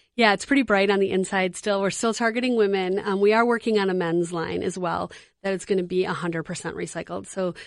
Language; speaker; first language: English; native; English